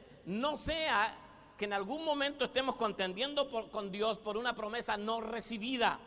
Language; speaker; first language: Spanish; native; Spanish